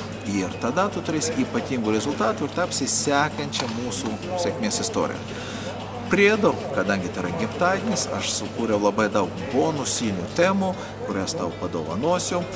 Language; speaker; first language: Lithuanian; native; Lithuanian